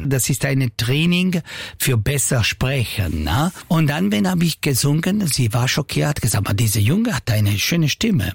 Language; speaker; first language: German; non-native, local second language; Italian